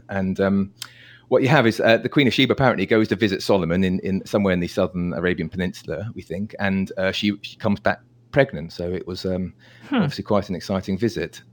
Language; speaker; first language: English; native; English